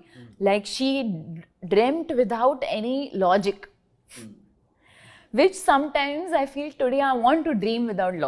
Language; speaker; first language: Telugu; non-native, learner; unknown